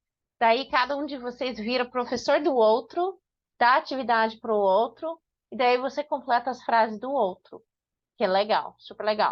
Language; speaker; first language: Portuguese; non-native, fluent; English